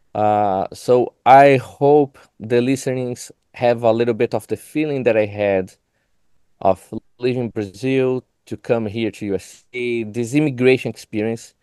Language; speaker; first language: English; non-native, fluent; Portuguese